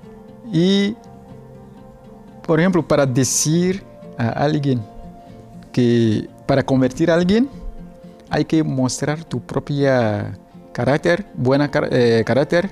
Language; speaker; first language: Spanish; non-native, learner; Ewe